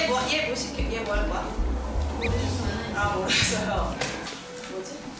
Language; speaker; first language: Korean; non-native, learner; Japanese